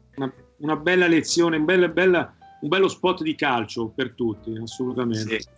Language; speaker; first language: Italian; native; Italian